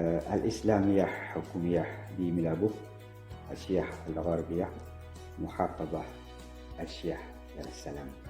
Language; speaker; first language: Arabic; non-native, fluent; Indonesian